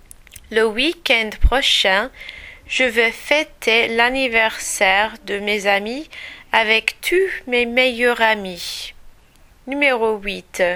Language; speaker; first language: French; non-native, learner; English